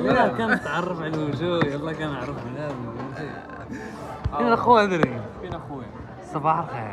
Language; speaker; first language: Arabic; native; Arabic